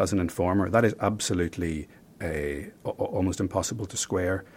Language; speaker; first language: English; native; English